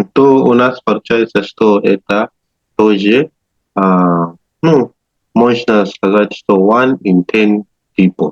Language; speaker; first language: Russian; non-native, learner; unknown